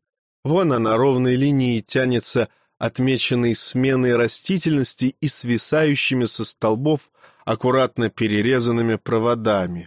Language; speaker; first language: Russian; native; Russian